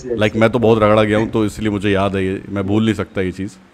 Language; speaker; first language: Hindi; native; Hindi